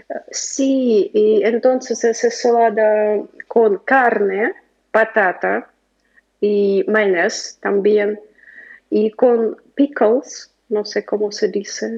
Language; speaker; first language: Spanish; non-native, learner; Russian